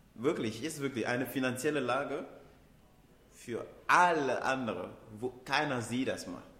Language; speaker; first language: German; non-native, fluent; Ewe